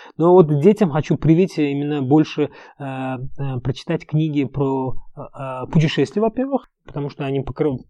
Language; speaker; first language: Russian; non-native, local second language; Uzbek